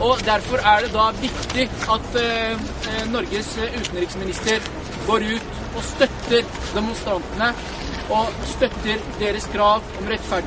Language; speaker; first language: Norwegian; native; Norwegian